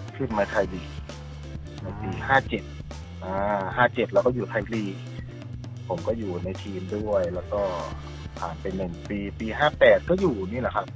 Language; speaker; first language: Thai; native; Thai